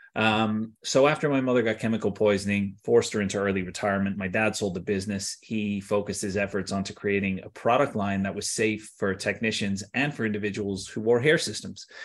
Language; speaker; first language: English; native; English